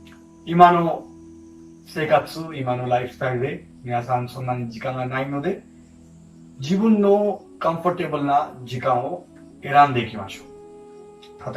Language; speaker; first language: Japanese; non-native, fluent; Hindi